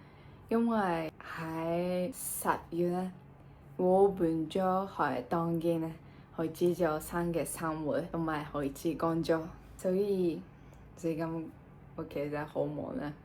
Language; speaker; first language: Cantonese; non-native, learner; Japanese